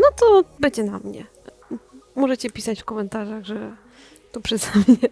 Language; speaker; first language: Polish; native; Polish